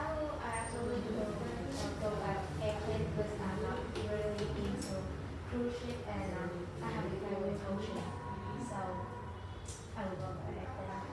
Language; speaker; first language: English; non-native, learner; Vietnamese